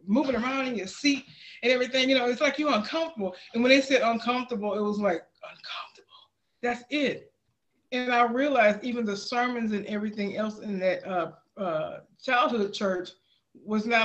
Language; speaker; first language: English; native; English